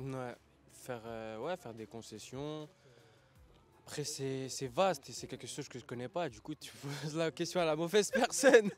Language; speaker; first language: French; native; French